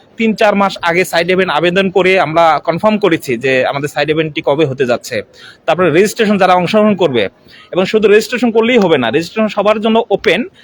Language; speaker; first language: Bangla; non-native, local second language; Chakma